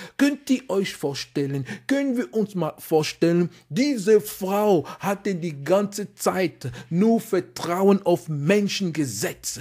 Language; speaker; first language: German; non-native, fluent; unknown